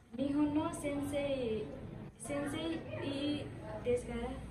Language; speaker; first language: Japanese; non-native, learner; Nepali